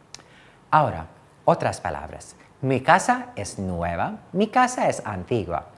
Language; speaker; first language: Spanish; non-native, fluent; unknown